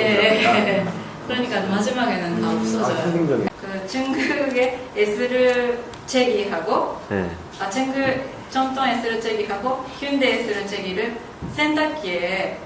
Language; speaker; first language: Korean; non-native, fluent; Japanese